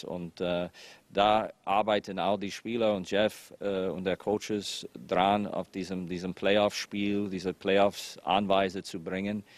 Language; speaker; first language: German; non-native, fluent; English